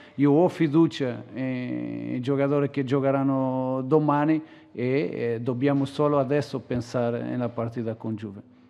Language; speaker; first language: Italian; non-native, learner; Portuguese